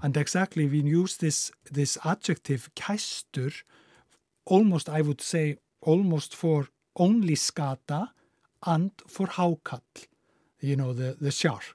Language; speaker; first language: English; non-native, fluent; Icelandic